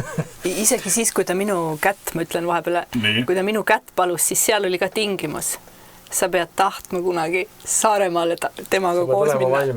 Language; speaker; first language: Estonian; native; Estonian